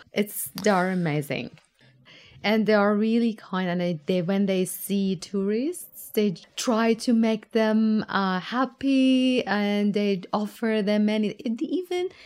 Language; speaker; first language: English; non-native, fluent; Persian